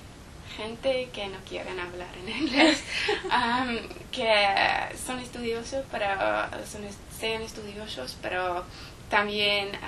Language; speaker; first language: Spanish; non-native, learner; English